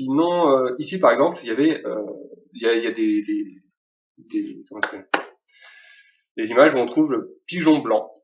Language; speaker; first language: French; native; French